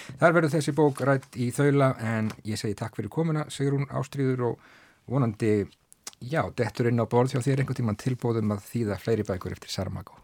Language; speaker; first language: Icelandic; native; Icelandic